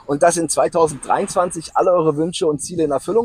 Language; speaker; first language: German; native; German